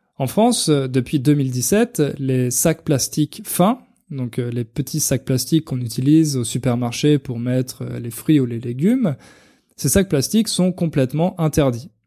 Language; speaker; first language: French; native; French